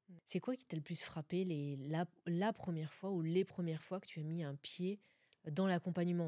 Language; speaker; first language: French; native; French